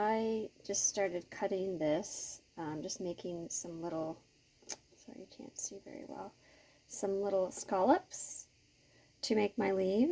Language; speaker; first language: English; native; English